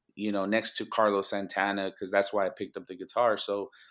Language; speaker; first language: English; early bilingual, other home language; Spanish